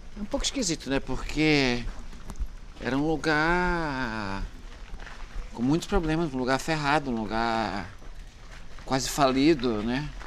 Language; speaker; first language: Portuguese; early bilingual, other home language; English